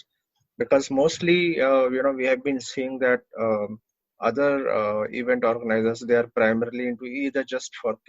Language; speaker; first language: English; non-native, local second language; Hindi